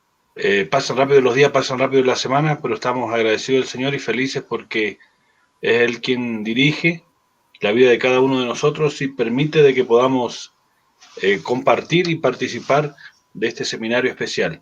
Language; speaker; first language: Spanish; native; Spanish